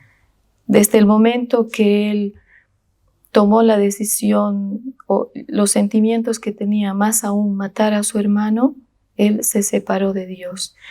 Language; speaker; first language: Spanish; native; Spanish